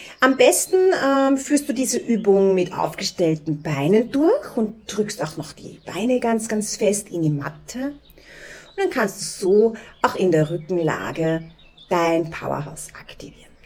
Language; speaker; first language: German; native; German